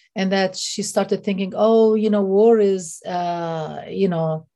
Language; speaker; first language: English; non-native, fluent; Arabic